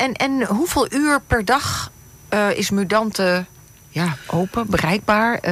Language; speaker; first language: Dutch; native; Dutch